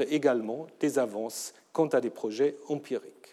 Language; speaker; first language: French; non-native, fluent; German